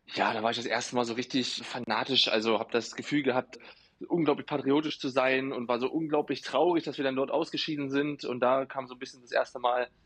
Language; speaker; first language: German; native; German